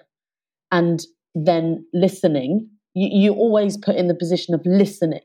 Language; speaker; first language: English; native; English